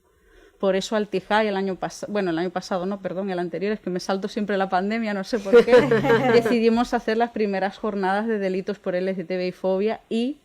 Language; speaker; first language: Spanish; native; Spanish